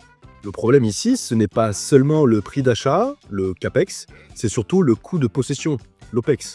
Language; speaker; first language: French; native; French